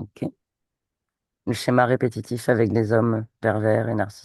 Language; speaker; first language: French; native; French